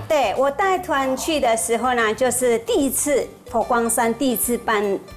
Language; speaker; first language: Chinese; non-native, fluent; Ladakhi